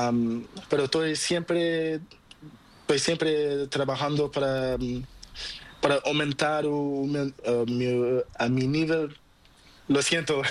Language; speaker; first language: Spanish; non-native, learner; Portuguese